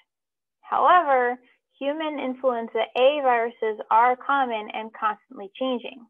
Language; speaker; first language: English; native; English